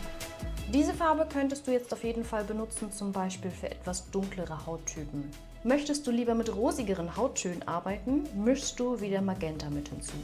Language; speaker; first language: German; native; German